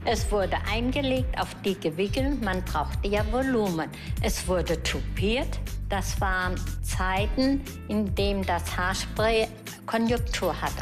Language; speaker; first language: German; native; German